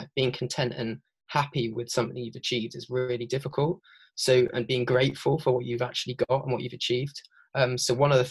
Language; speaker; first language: English; native; English